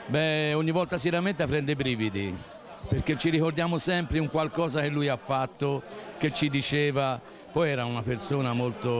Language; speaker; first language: Italian; native; Italian